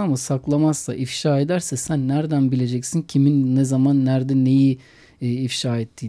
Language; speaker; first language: Turkish; native; Turkish